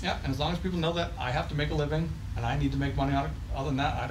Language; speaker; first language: English; native; English